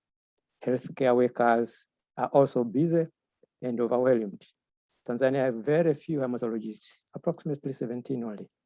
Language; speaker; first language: English; non-native, local second language; Swahili